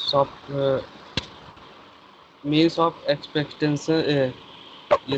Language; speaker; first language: English; non-native, learner; Hindi